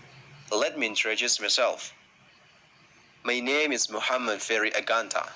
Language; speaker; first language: English; non-native, learner; Indonesian